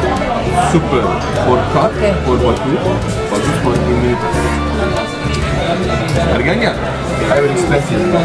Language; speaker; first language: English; non-native, learner; Turkish